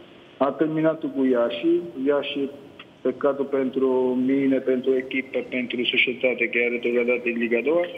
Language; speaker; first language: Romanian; non-native, learner; Italian